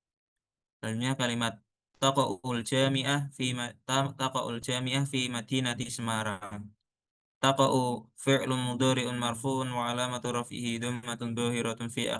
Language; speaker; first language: Arabic; non-native, learner; Indonesian